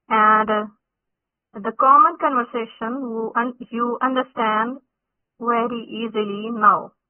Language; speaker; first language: English; non-native, local second language; Urdu